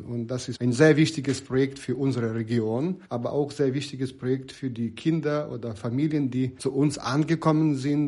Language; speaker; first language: German; non-native, fluent; Ukrainian